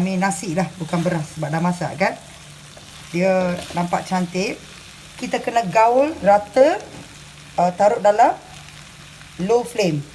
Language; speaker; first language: Malay; non-native, local second language; Tamil